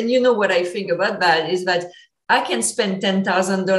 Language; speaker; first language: English; non-native, fluent; French